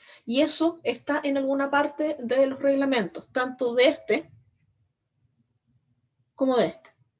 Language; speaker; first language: Spanish; native; Spanish